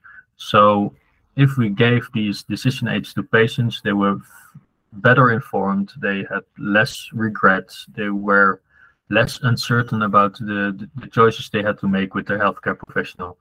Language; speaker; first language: English; non-native, fluent; Dutch